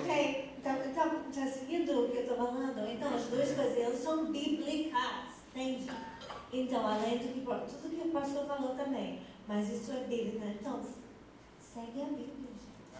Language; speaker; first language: Portuguese; non-native, fluent; English